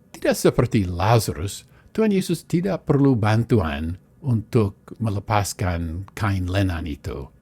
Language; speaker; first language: Malay; non-native, fluent; English